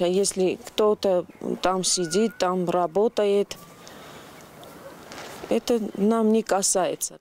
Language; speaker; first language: Russian; non-native, local second language; Armenian